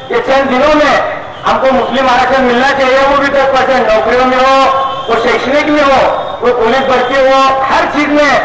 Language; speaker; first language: Hindi; non-native, local second language; Urdu